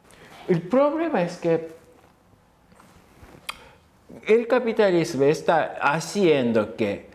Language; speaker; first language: Spanish; non-native, fluent; Japanese